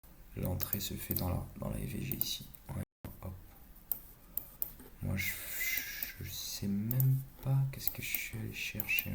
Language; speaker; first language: French; native; French